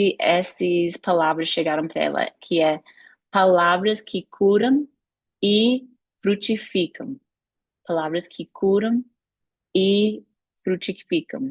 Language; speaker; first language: Portuguese; non-native, fluent; English